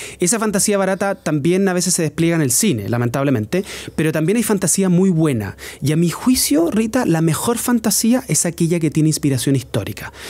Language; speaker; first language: Spanish; native; Spanish